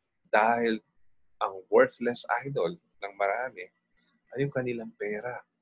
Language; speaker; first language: Filipino; native; Filipino